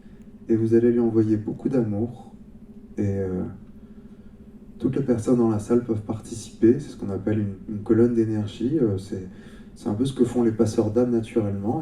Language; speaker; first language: French; native; French